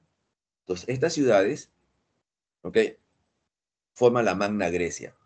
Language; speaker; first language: Spanish; native; Spanish